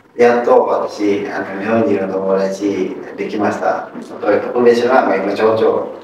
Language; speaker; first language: Japanese; non-native, learner; Indonesian